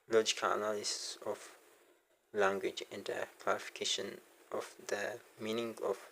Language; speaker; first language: English; non-native, local second language; Amharic